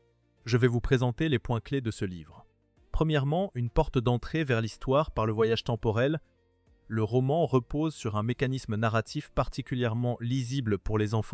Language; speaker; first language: French; native; French